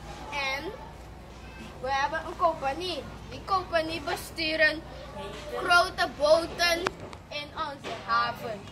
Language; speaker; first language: Dutch; non-native, local second language; Papiamento